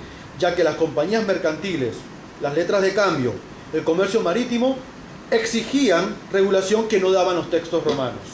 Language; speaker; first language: Spanish; native; Spanish